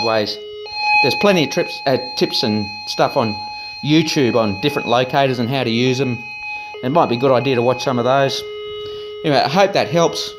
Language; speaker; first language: English; native; English